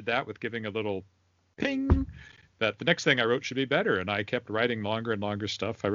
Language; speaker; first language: English; native; English